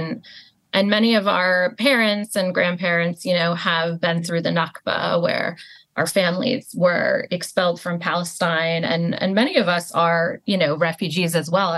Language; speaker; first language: English; native; English